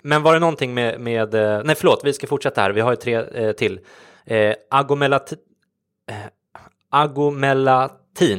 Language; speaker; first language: Swedish; native; Swedish